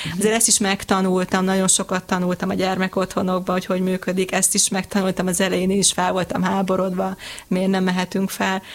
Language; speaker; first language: Hungarian; native; Hungarian